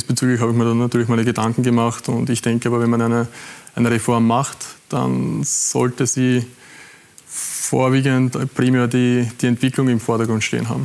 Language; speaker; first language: German; native; German